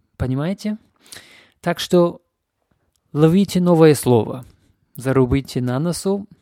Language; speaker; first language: Russian; non-native, fluent; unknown